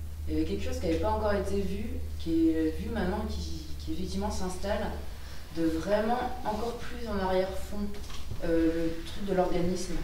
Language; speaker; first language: French; native; French